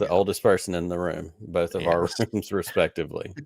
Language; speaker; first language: English; native; English